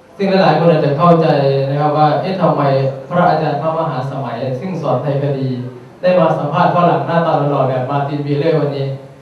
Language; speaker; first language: Thai; native; Thai